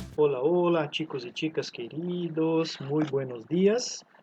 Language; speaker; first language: Spanish; non-native, fluent; Portuguese